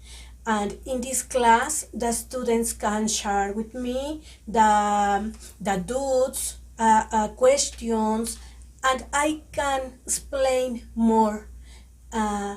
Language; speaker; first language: English; non-native, learner; Spanish